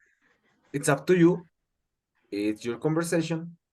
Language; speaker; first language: English; non-native, fluent; Spanish